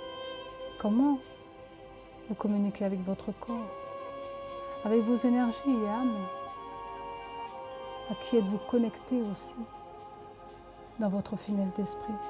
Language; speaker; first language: French; native; French